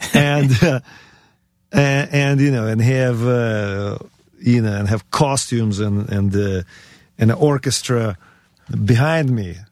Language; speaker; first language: English; non-native, fluent; Russian